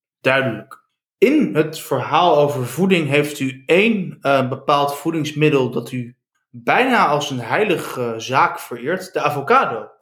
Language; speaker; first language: Dutch; native; Dutch